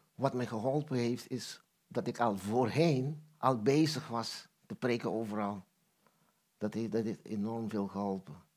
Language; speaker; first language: Dutch; non-native, local second language; Papiamento